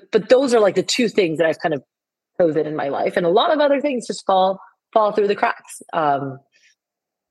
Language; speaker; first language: English; non-native, fluent; Spanish